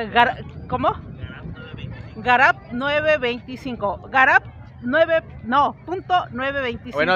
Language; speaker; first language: Spanish; native; Spanish